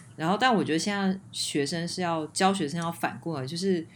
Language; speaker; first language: Chinese; native; Chinese